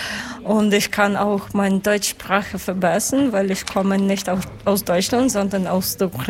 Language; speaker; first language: German; non-native, learner; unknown